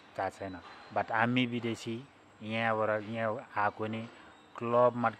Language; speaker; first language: Nepali; non-native, learner; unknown